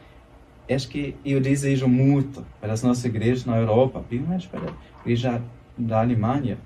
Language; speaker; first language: Portuguese; non-native, fluent; German